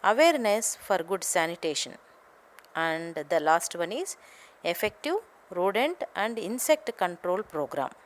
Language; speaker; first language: English; non-native, local second language; Telugu